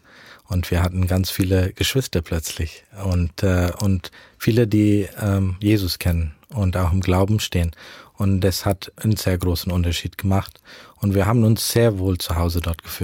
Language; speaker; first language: German; early bilingual, heritage; German